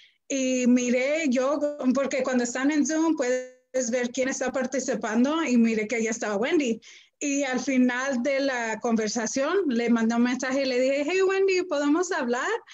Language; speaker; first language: Spanish; early bilingual, heritage; Spanish